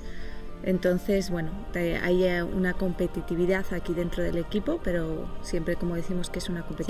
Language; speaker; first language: Spanish; native; Spanish